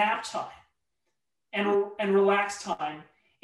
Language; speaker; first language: English; native; English